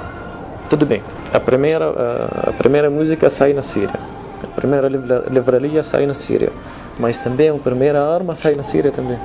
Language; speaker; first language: Portuguese; non-native, fluent; Arabic